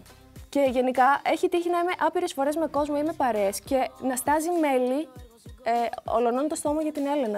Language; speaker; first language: Greek; native; Greek